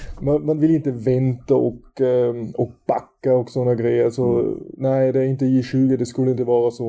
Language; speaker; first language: Swedish; non-native, fluent; German